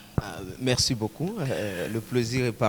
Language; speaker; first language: French; non-native, local second language; Swahili